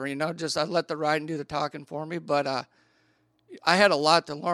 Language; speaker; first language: English; native; English